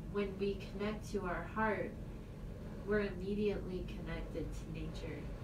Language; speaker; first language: English; native; English